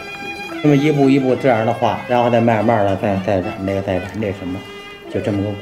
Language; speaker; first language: Chinese; native; Chinese